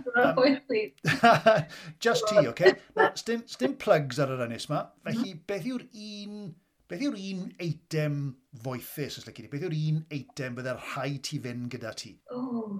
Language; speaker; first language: Welsh; native; Welsh